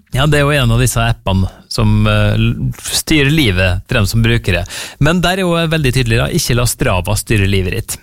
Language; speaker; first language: Norwegian; native; Norwegian